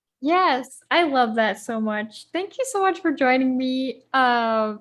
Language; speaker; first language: English; native; English